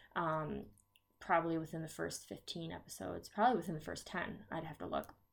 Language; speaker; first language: English; native; English